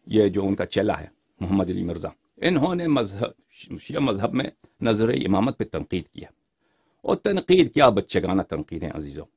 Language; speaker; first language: Urdu; non-native, fluent; Persian